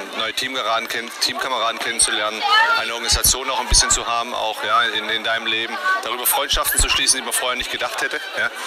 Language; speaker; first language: German; early bilingual, other home language; Slovenian